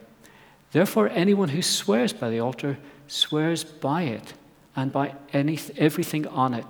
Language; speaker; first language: English; native; English